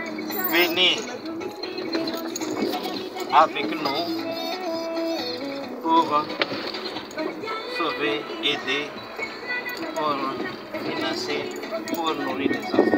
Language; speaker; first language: French; non-native, local second language; Malagasy